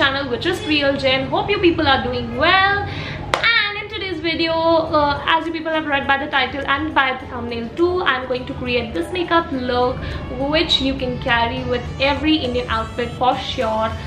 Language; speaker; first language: English; non-native, local second language; Hindi